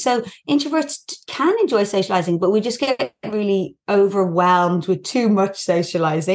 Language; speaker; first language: English; native; English